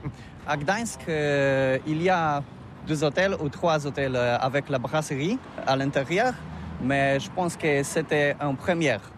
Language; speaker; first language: French; non-native, learner; Polish